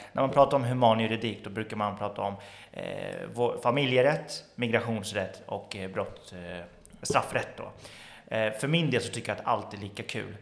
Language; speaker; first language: Swedish; native; Swedish